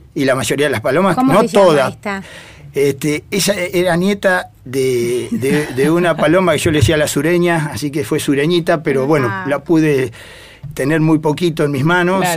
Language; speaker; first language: Spanish; native; Spanish